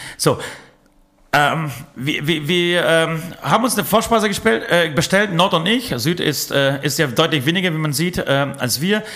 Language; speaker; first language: German; early bilingual, other home language; Polish